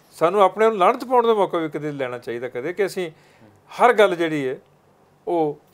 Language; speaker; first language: Punjabi; native; Punjabi